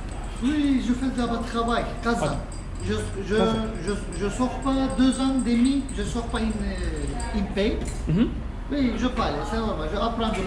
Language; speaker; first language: French; non-native, learner; Turkish